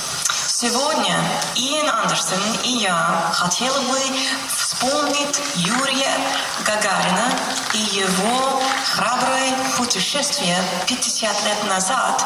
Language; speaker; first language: Russian; non-native, learner; English